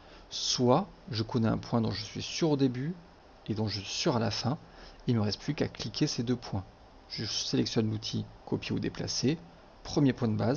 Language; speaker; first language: French; native; French